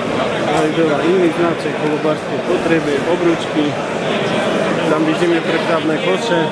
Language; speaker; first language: Polish; non-native, learner; Slovak